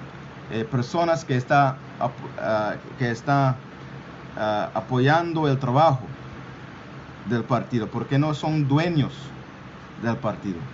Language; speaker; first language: Spanish; non-native, local second language; English